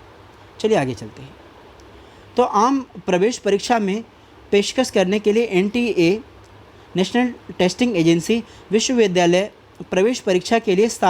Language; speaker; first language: Hindi; native; Hindi